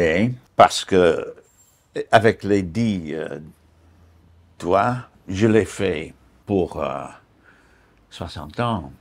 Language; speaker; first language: French; non-native, fluent; English